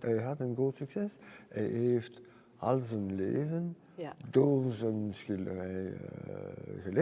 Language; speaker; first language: Dutch; non-native, local second language; French